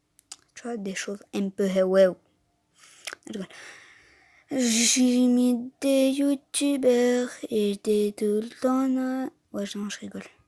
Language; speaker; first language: French; native; French